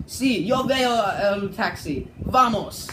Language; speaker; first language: Spanish; non-native, learner; English